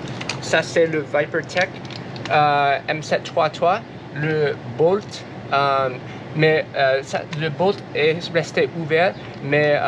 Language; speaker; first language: French; non-native, learner; English